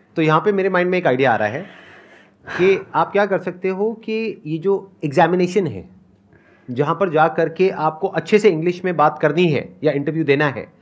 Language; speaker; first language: Hindi; native; Hindi